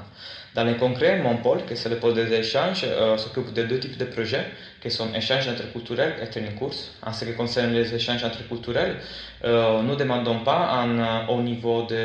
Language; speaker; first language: French; non-native, fluent; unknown